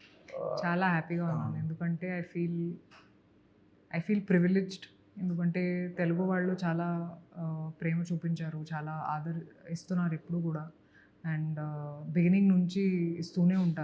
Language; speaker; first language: Telugu; non-native, local second language; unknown